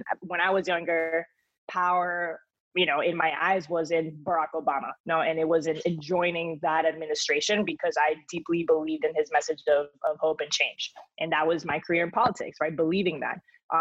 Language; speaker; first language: English; non-native, fluent; Spanish